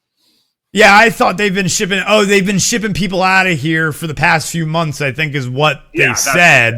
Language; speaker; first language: English; native; English